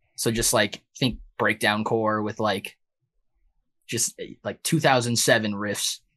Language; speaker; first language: English; native; English